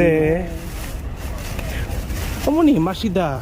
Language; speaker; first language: Korean; non-native, learner; Bangla